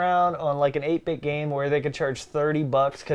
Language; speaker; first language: English; native; English